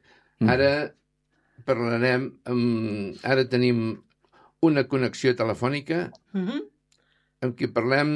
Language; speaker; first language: Catalan; native; Catalan